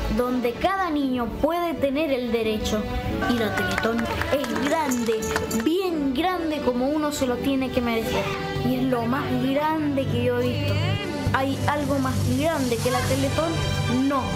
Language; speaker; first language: Spanish; native; Spanish